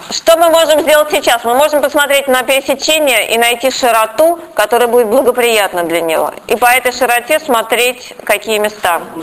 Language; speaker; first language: Russian; native; Russian